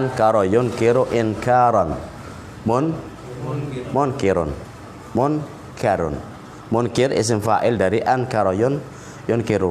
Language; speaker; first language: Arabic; non-native, fluent; Indonesian